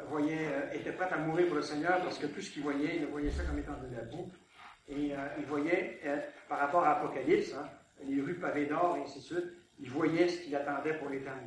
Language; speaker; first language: French; native; French